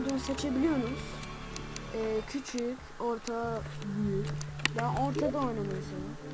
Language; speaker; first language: Turkish; native; Turkish